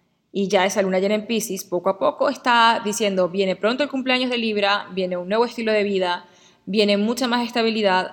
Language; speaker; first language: Spanish; native; Spanish